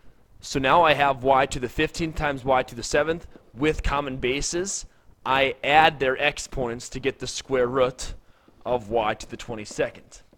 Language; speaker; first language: English; native; English